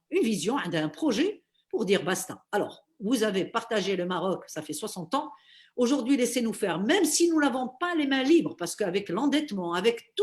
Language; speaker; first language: French; non-native, local second language; Arabic